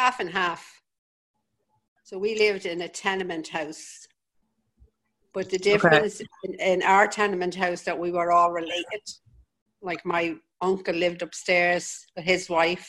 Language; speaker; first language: English; native; English